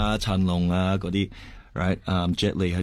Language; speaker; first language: Cantonese; early bilingual, heritage; Cantonese